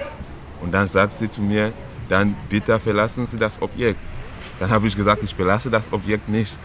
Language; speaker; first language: German; non-native, learner; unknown